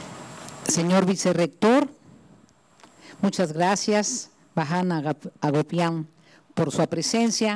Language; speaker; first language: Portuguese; non-native, learner; Spanish